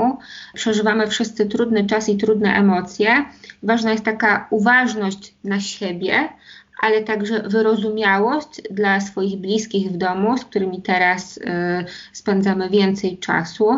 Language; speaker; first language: Polish; native; Polish